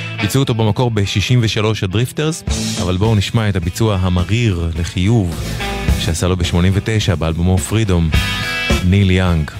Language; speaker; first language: Hebrew; native; Hebrew